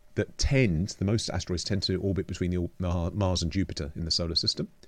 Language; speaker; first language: English; native; English